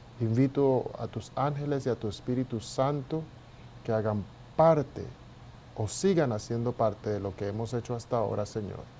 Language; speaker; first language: Spanish; native; Spanish